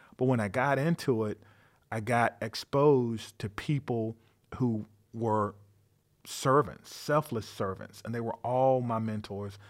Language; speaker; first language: English; native; English